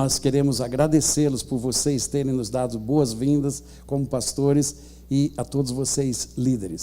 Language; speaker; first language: Portuguese; native; Portuguese